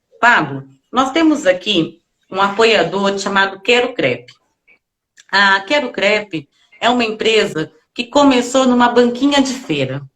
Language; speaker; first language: Portuguese; native; Portuguese